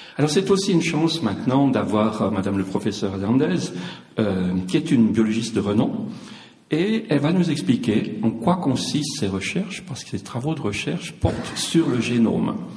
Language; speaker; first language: French; native; French